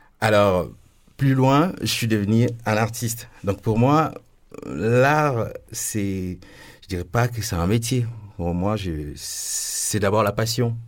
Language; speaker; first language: French; non-native, local second language; Lingala